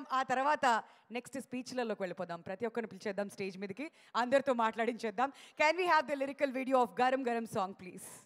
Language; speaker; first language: Telugu; native; Telugu